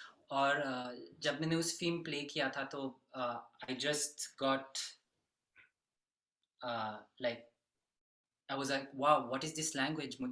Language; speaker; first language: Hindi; non-native, fluent; French